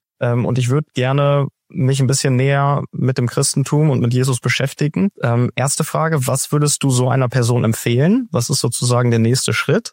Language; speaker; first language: German; native; German